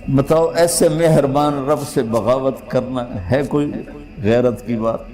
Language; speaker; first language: Urdu; non-native, local second language; Punjabi